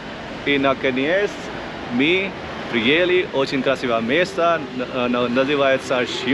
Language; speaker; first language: Russian; non-native, learner; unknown